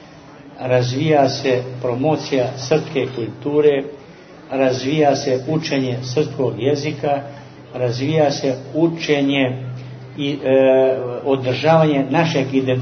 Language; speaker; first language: Serbian; early bilingual, heritage; Serbian